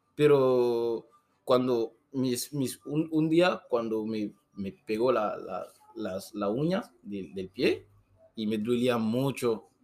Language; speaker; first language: Spanish; non-native, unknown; Susu